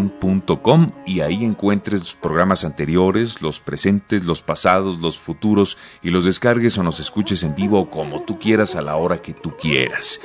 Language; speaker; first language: Spanish; native; Spanish